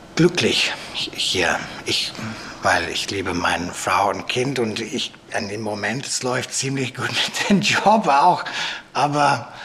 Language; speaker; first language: German; non-native, fluent; English